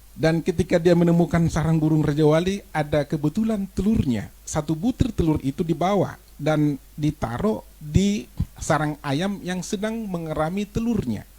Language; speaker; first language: Indonesian; non-native, local second language; Batak Toba